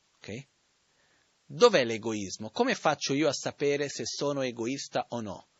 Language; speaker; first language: Italian; non-native, fluent; Portuguese